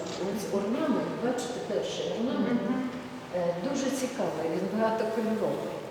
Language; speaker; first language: Ukrainian; native; Ukrainian